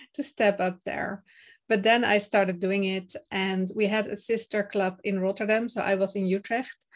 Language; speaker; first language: English; non-native, fluent; Dutch